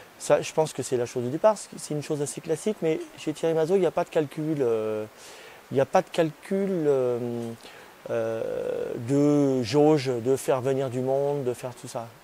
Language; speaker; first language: French; native; French